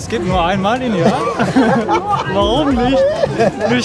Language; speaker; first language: German; non-native, learner; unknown